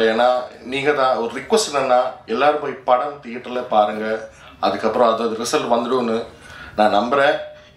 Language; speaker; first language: Tamil; non-native, learner; Malayalam